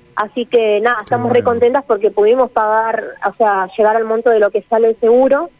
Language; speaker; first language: Spanish; native; Spanish